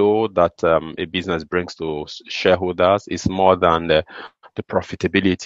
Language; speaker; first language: English; non-native, local second language; Igbo